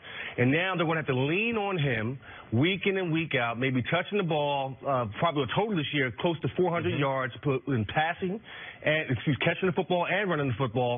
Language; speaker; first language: English; native; English